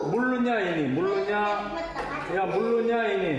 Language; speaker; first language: Indonesian; non-native, learner; Korean